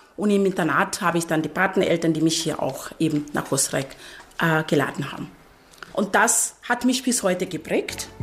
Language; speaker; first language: German; non-native, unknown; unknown